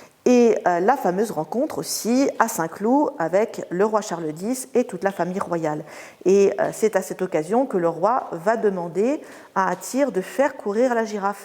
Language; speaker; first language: French; native; French